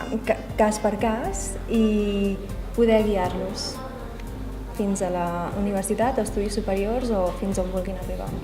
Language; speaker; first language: Catalan; early bilingual, other home language; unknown